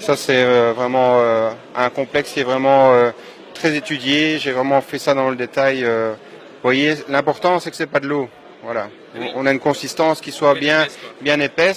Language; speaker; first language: French; native; French